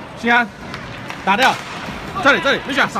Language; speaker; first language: Chinese; native; Chinese